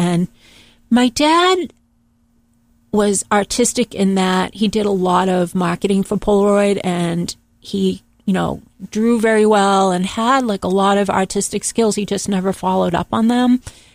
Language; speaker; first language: English; native; English